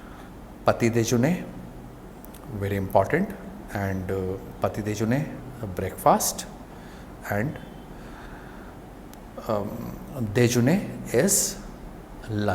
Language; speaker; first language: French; non-native, learner; Hindi